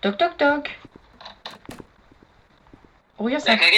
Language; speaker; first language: French; native; French